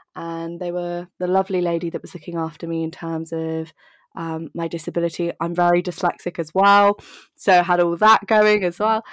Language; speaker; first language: English; native; English